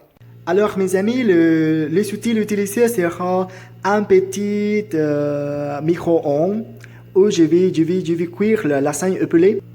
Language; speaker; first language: French; non-native, learner; Spanish